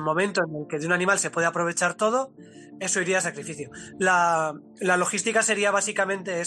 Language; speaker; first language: Spanish; native; Spanish